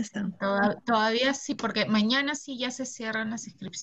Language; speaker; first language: Spanish; native; Spanish